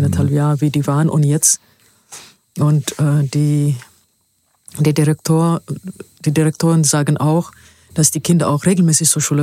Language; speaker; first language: German; non-native, fluent; Amharic